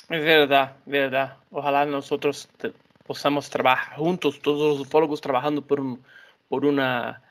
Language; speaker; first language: Spanish; non-native, learner; Portuguese